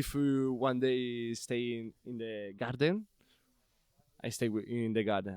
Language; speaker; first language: English; non-native, learner; Italian